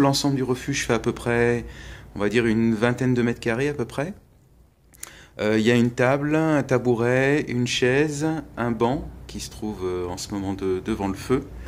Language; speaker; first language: French; native; French